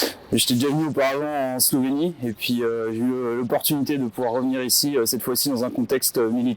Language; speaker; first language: French; native; French